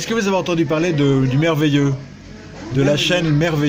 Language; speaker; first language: French; native; French